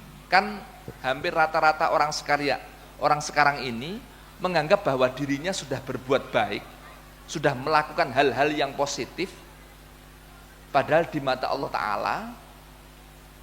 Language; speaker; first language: Indonesian; non-native, local second language; Javanese